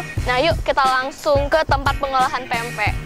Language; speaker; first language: Indonesian; native; Indonesian